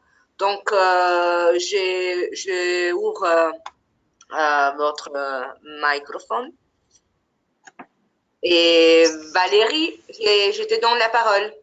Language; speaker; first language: French; non-native, fluent; Italian